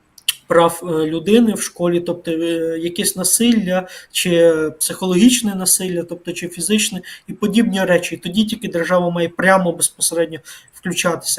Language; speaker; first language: Ukrainian; native; Ukrainian